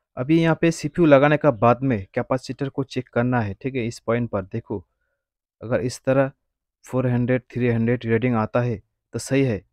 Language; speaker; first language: Hindi; non-native, local second language; Bangla